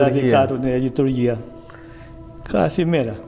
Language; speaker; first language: Greek; non-native, fluent; Bulgarian